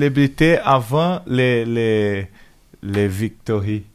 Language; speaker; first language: French; non-native, learner; Portuguese